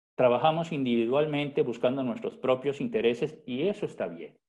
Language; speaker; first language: Spanish; native; Spanish